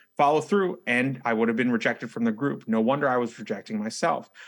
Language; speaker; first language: English; native; English